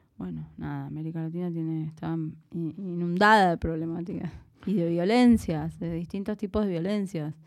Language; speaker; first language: Spanish; native; Spanish